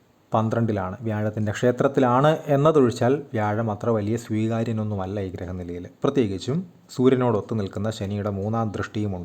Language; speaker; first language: Malayalam; native; Malayalam